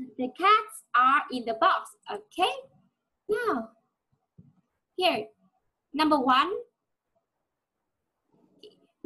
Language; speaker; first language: English; non-native, fluent; Vietnamese